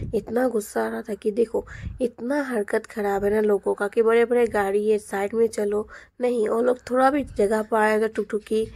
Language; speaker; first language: Hindi; non-native, local second language; Bangla